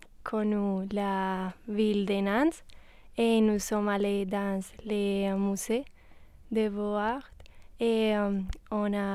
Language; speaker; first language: French; non-native, learner; Spanish